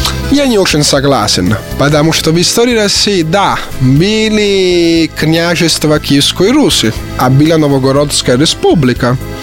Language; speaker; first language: Russian; non-native, fluent; Italian